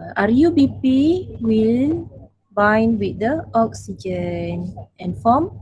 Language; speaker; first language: English; non-native, local second language; Malay